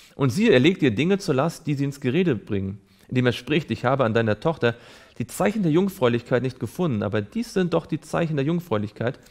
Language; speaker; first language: German; native; German